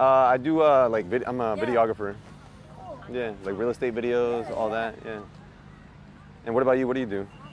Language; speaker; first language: English; early bilingual, other home language; Spanish